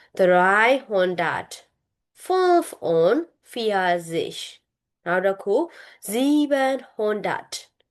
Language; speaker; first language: Burmese; native; Burmese